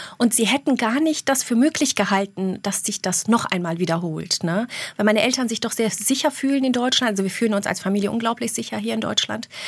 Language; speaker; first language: German; early bilingual, other home language; Albanian